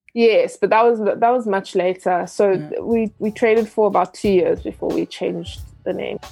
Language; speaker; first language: English; early bilingual, other home language; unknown